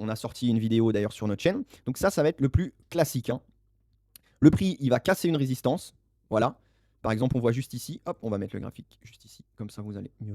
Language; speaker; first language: French; native; French